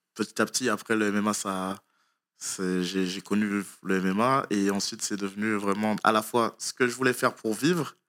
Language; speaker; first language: French; native; French